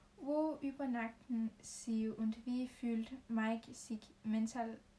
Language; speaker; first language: German; non-native, learner; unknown